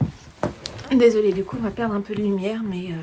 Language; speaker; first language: French; native; French